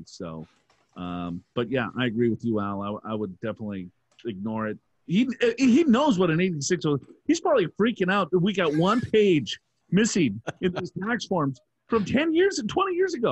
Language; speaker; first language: English; native; English